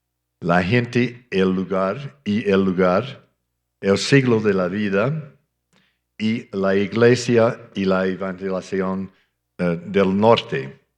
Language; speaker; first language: Spanish; non-native, fluent; English